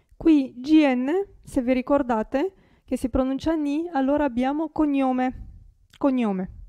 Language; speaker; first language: Italian; non-native, fluent; Romanian